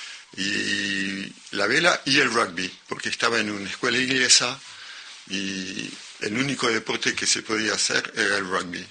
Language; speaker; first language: Spanish; non-native, local second language; French